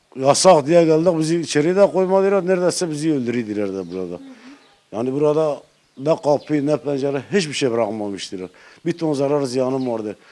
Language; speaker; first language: Turkish; native; Turkish